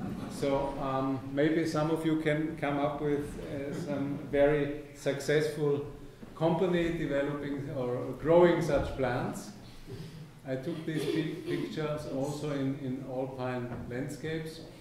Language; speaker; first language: English; non-native, fluent; German